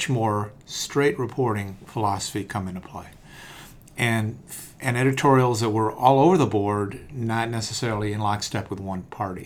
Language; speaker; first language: English; native; English